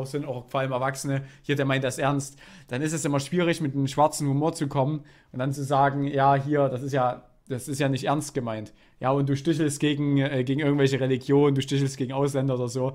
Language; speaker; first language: German; native; German